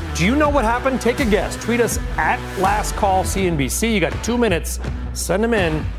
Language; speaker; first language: English; native; English